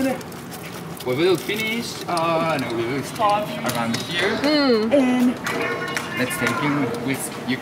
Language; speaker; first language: English; non-native, learner; Japanese